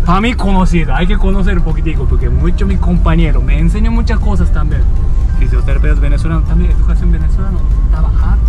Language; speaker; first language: Spanish; non-native, learner; Japanese